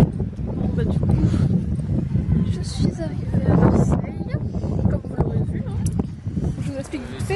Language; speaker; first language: French; native; French